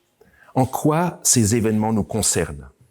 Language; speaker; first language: French; native; French